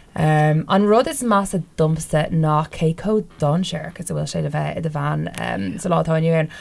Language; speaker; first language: Irish; non-native, local second language; English